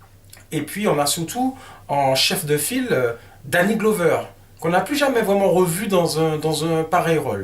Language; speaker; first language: French; native; French